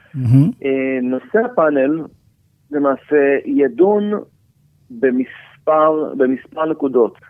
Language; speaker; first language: Hebrew; native; Hebrew